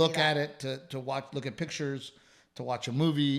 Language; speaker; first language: English; native; English